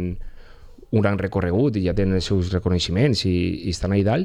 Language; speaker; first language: Catalan; native; Catalan